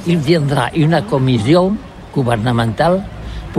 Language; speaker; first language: French; non-native, learner; Catalan